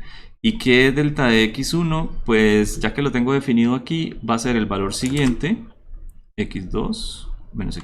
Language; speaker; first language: Spanish; native; Spanish